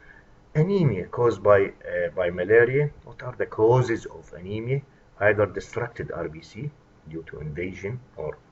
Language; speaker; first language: English; non-native, fluent; Arabic